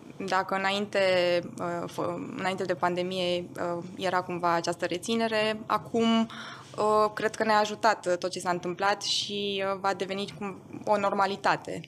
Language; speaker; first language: Romanian; non-native, local second language; German